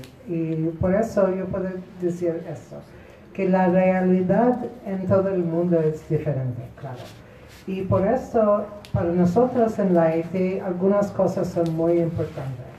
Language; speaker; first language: Spanish; non-native, fluent; Polish